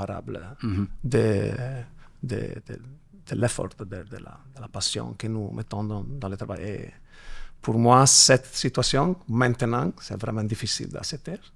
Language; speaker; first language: French; non-native, learner; Italian